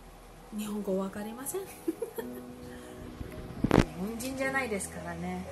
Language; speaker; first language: Japanese; non-native, learner; Filipino